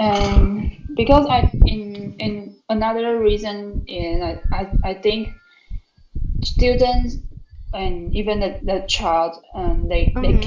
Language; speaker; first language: English; non-native, learner; Chinese